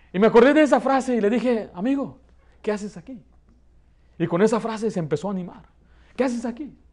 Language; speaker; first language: Spanish; early bilingual, heritage; Spanish